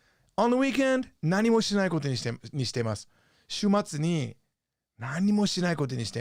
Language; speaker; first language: Japanese; non-native, fluent; English